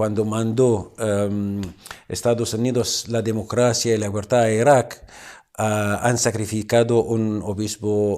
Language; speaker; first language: Spanish; non-native, fluent; Arabic